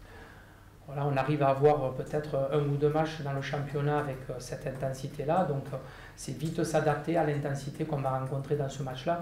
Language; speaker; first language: French; native; French